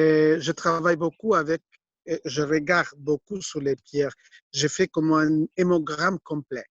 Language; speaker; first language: French; non-native, fluent; Spanish